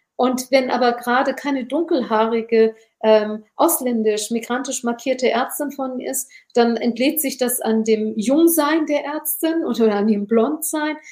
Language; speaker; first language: German; early bilingual, other home language; Turkish